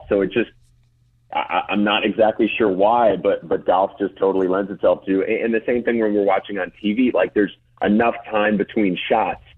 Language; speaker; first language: English; native; English